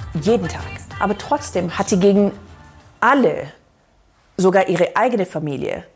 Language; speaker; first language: German; non-native, fluent; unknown